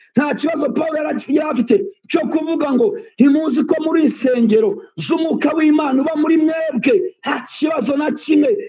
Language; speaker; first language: Kinyarwanda; native; Kinyarwanda